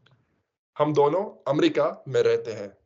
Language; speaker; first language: Hindi; non-native, fluent; English